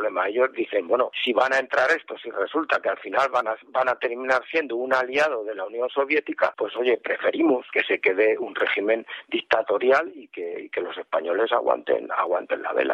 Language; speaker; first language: Spanish; native; Spanish